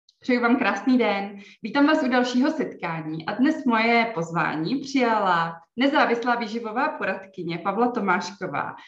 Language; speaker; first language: Czech; native; Czech